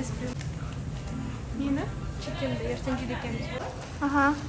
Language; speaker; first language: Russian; non-native, local second language; Kazakh